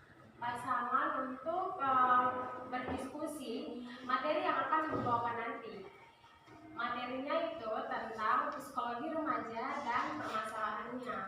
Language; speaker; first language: Indonesian; native; Indonesian